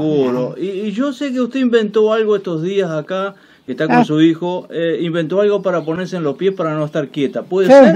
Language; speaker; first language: Spanish; native; Spanish